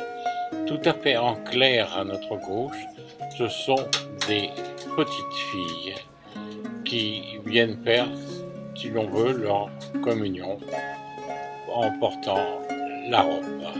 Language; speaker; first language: French; native; French